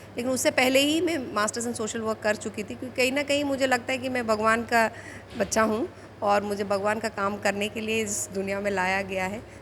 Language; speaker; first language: Hindi; non-native, local second language; Telugu